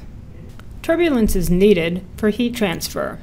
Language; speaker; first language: English; native; English